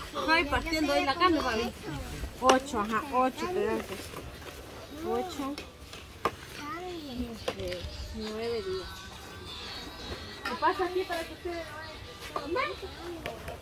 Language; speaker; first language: Spanish; native; Spanish